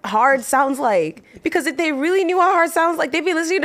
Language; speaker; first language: English; non-native, local second language; Yoruba